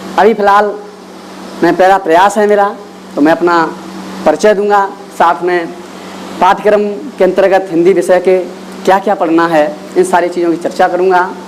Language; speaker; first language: Hindi; native; Hindi